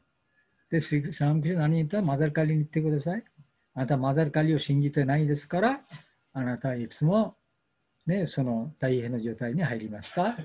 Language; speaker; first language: Japanese; non-native, learner; Bangla